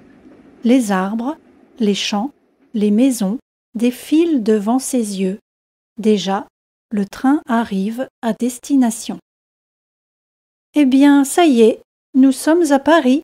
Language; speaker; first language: French; native; French